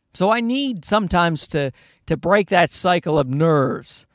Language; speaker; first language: English; native; English